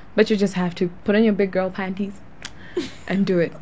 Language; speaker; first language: English; non-native, local second language; Ganda